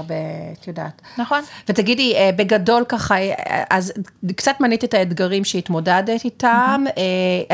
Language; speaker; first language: Hebrew; native; Hebrew